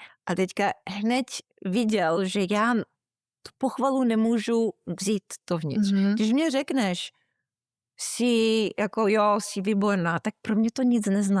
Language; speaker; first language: Czech; early bilingual, heritage; Czech